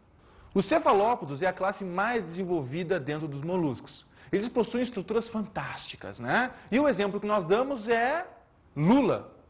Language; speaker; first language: Portuguese; native; Portuguese